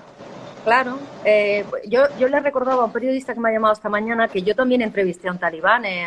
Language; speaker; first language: Spanish; native; Spanish